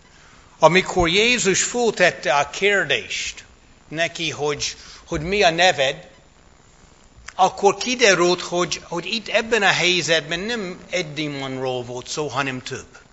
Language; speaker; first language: Hungarian; non-native, fluent; English